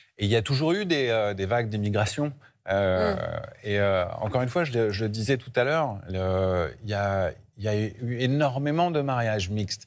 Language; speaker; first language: French; early bilingual, other home language; Hebrew